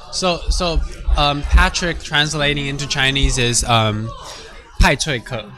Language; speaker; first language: English; early bilingual, heritage; English